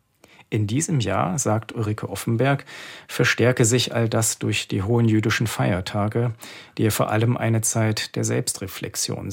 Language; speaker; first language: German; native; German